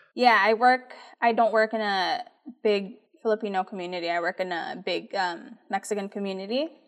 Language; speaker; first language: English; early bilingual, other home language; Filipino